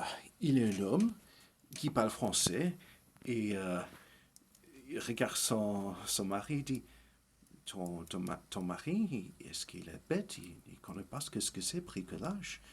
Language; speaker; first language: French; early bilingual, heritage; English